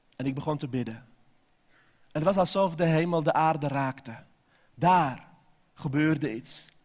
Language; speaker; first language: Dutch; non-native, fluent; Armenian